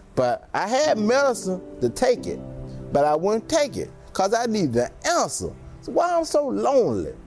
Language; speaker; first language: English; native; English